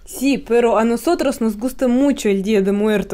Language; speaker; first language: Spanish; non-native, fluent; Russian